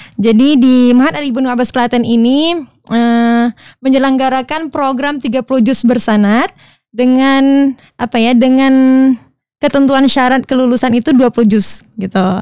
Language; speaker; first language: Indonesian; native; Indonesian